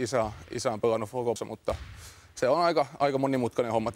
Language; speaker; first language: Finnish; native; Finnish